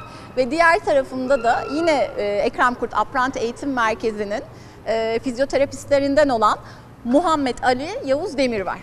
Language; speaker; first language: Turkish; native; Turkish